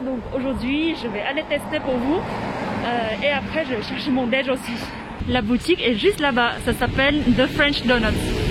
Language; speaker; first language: French; non-native, fluent; Vietnamese